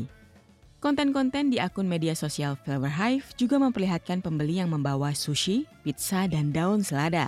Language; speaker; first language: Indonesian; native; Indonesian